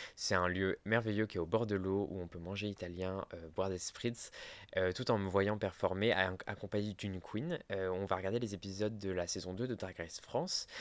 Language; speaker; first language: French; native; French